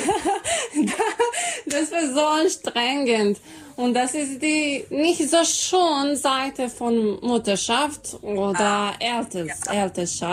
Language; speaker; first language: German; non-native, learner; Serbian